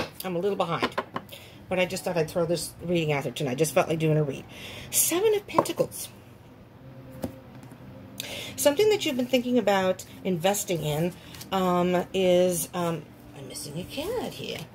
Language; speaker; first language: English; native; English